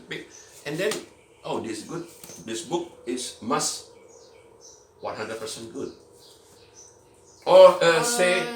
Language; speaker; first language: English; non-native, learner; Indonesian